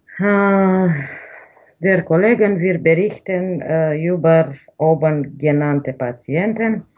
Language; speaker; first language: German; non-native, learner; Romanian